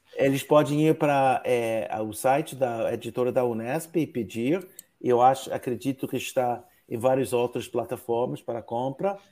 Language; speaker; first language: Portuguese; non-native, fluent; English